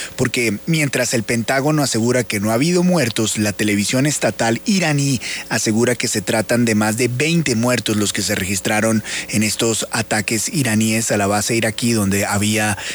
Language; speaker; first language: Spanish; native; Spanish